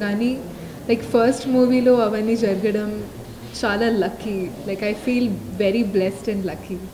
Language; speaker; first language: Telugu; non-native, local second language; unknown